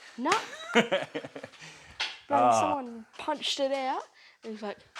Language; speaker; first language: English; native; English